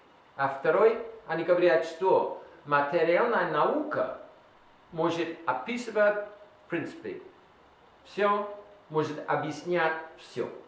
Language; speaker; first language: Russian; non-native, learner; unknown